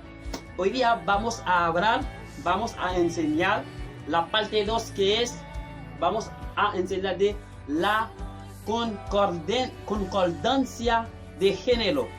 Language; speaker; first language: Spanish; non-native, fluent; Haitian Creole